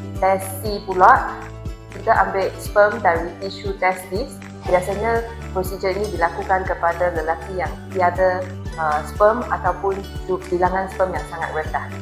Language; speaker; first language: Malay; non-native, local second language; Chinese